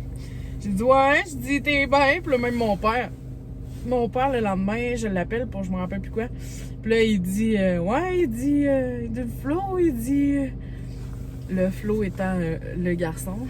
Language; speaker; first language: French; native; French